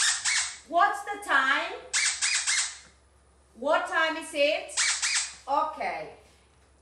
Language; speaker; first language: English; non-native, fluent; Spanish